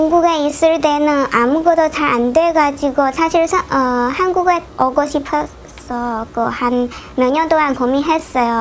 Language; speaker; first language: Korean; non-native, learner; Chinese